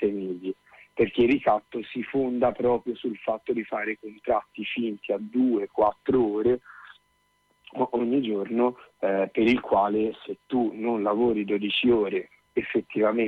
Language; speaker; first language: Italian; native; Italian